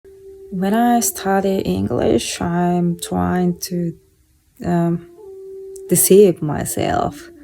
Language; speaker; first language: English; non-native, fluent; Japanese